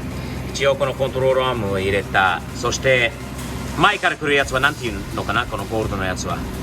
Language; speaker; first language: Japanese; non-native, fluent; English